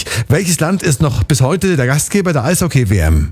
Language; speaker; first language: German; native; German